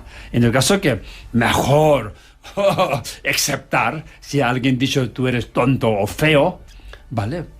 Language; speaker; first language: Spanish; non-native, learner; Tibetan